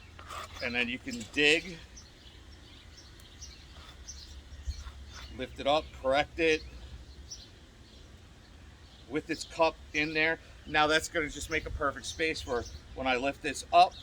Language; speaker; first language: English; native; English